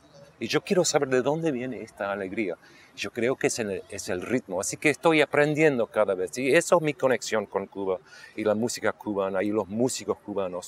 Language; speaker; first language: Spanish; non-native, local second language; English